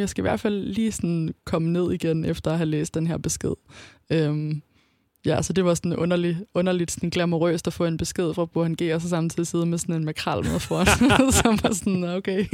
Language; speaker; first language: Danish; native; Danish